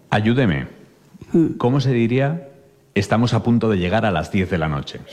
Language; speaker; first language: Spanish; native; Spanish